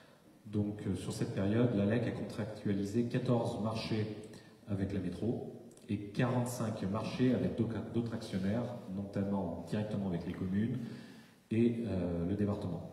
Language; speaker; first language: French; native; French